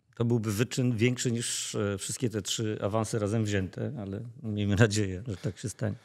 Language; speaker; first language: Polish; native; Polish